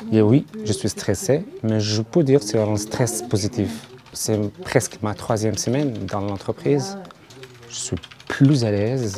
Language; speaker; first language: French; non-native, learner; Arabic